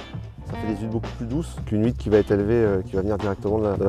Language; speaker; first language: French; native; French